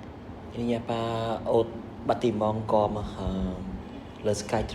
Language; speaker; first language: French; non-native, learner; Khmer